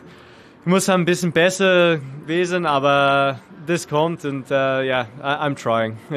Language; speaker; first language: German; non-native, learner; English